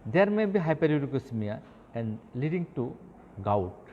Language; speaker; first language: English; non-native, local second language; Bangla